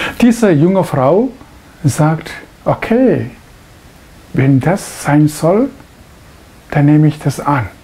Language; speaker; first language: German; non-native, fluent; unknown